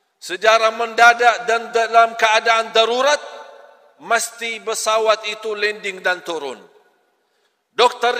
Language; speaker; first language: Malay; non-native, fluent; Arabic